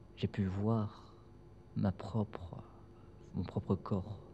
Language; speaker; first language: French; native; French